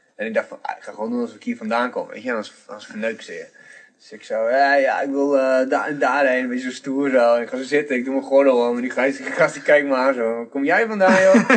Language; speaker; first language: Dutch; early bilingual, other home language; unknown